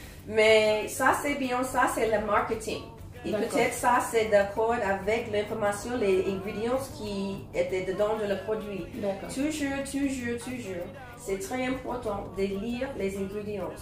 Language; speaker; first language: French; non-native, learner; English